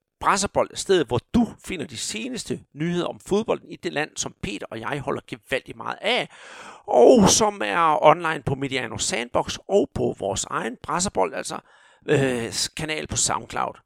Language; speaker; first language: Danish; native; Danish